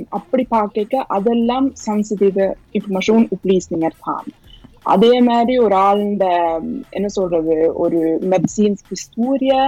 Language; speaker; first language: Tamil; early bilingual, heritage; Tamil